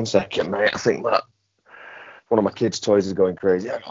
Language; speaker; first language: English; native; English